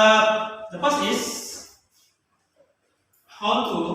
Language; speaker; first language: English; non-native, learner; Indonesian